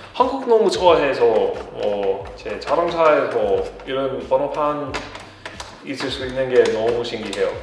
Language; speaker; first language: Korean; non-native, fluent; English